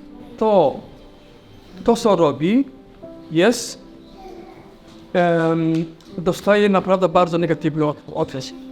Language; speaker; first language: Polish; non-native, fluent; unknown